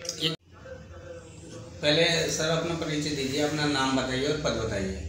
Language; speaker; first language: Hindi; native; Hindi